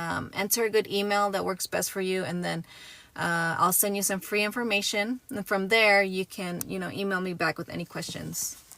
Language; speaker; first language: English; native; English